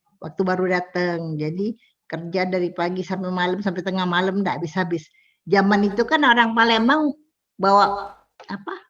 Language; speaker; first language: Indonesian; native; Indonesian